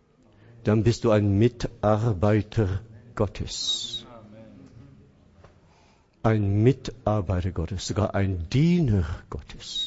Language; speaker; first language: German; non-native, fluent; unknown